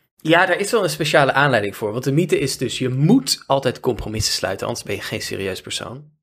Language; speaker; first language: Dutch; native; Dutch